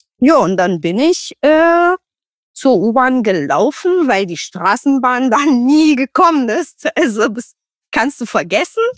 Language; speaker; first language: German; non-native, fluent; Romanian